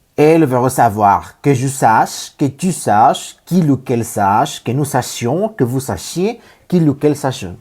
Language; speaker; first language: French; non-native, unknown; Spanish